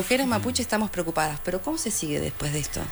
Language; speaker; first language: Spanish; native; Spanish